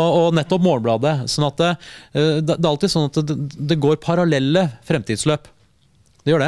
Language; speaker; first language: Norwegian; native; Norwegian